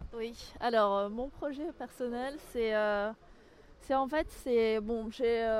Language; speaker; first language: French; non-native, local second language; Malagasy